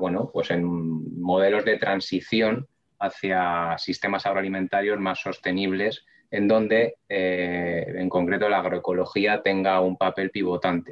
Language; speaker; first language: Spanish; native; Spanish